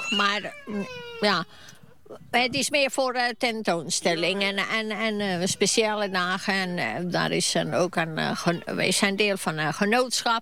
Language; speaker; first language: Dutch; non-native, fluent; Finnish